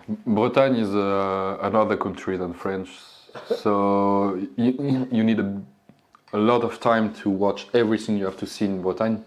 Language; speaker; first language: English; non-native, learner; French